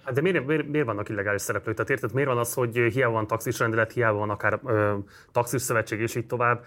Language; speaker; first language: Hungarian; native; Hungarian